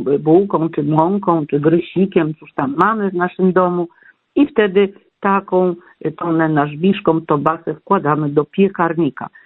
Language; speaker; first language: Polish; native; Polish